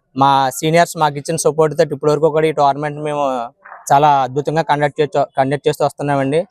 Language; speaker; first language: Telugu; native; Telugu